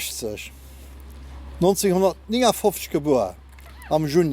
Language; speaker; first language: German; non-native, local second language; Luxembourgish